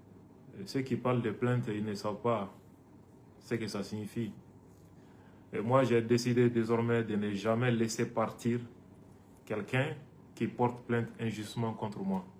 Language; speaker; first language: French; non-native, local second language; Bambara